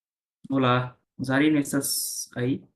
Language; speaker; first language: Spanish; non-native, fluent; Bangla